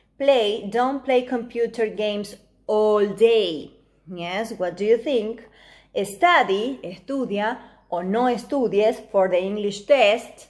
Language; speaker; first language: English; non-native, fluent; Spanish